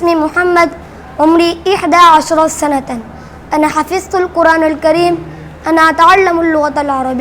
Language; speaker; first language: Arabic; non-native, learner; Urdu